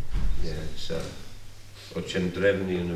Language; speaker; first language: Russian; non-native, learner; English